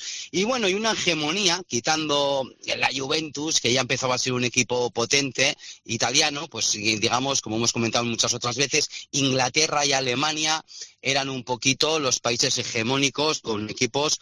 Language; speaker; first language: Spanish; native; Spanish